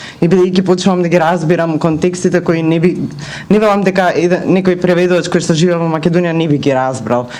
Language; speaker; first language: Macedonian; native; Macedonian